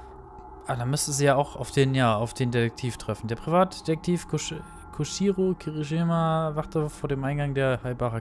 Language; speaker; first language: German; native; German